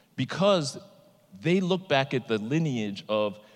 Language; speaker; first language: English; native; English